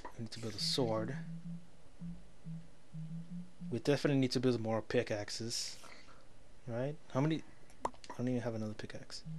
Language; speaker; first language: English; native; English